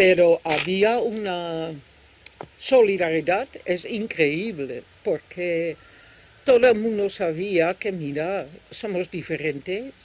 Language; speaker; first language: Spanish; non-native, fluent; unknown